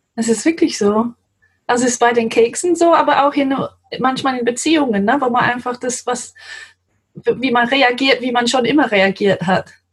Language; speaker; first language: German; non-native, fluent; English